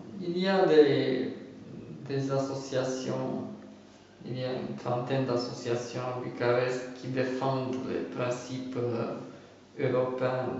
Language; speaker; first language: French; non-native, fluent; Romanian